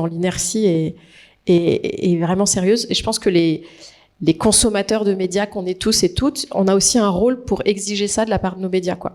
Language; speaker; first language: French; native; French